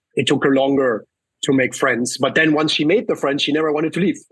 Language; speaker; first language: English; early bilingual, other home language; Spanish